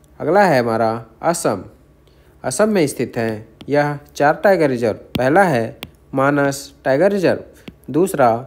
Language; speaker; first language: Hindi; native; Hindi